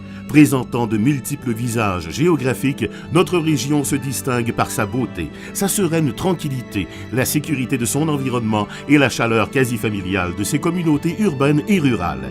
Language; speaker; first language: French; native; French